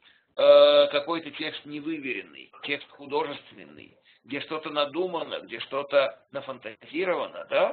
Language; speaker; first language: Russian; native; Russian